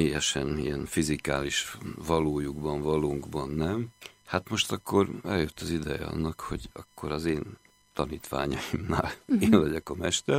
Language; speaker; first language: Hungarian; native; Hungarian